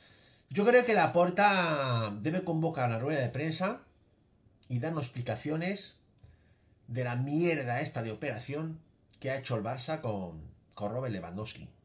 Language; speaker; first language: Spanish; native; Spanish